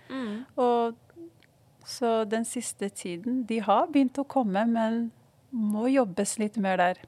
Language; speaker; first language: Norwegian; non-native, fluent; Arabic